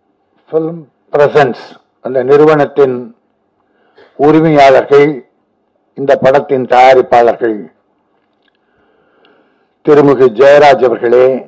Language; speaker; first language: Tamil; native; Tamil